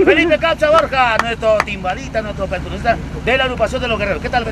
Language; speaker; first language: Spanish; native; Spanish